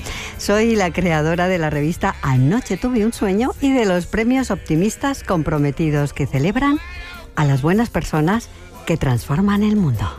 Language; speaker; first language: Spanish; native; Spanish